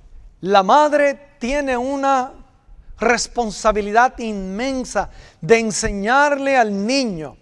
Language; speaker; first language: Spanish; native; Spanish